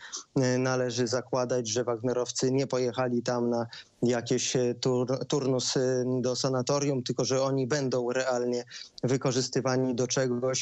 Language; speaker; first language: Polish; native; Polish